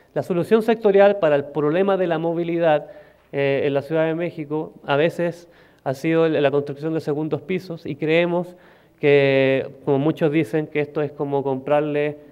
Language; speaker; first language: Spanish; native; Spanish